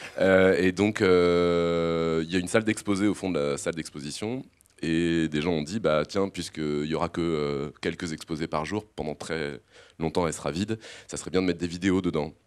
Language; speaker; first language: French; native; French